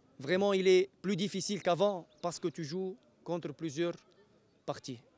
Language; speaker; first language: French; non-native, local second language; Arabic